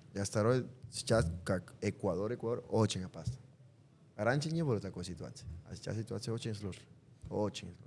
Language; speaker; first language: Russian; non-native, learner; Spanish